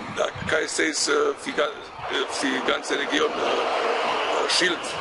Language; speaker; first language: German; non-native, fluent; Croatian